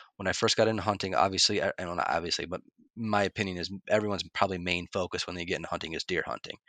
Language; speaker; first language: English; native; English